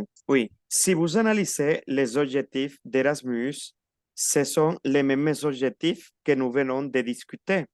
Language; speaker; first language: French; non-native, fluent; Spanish